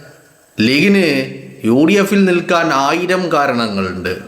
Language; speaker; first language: Malayalam; native; Malayalam